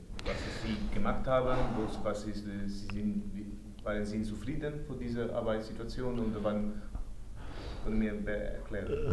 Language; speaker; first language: German; non-native, learner; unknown